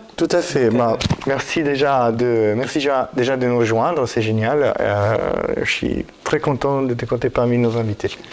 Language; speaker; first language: French; non-native, fluent; Italian